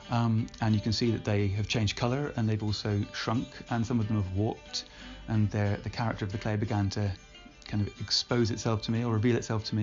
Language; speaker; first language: English; native; English